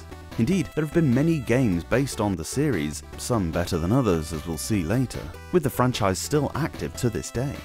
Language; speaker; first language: English; native; English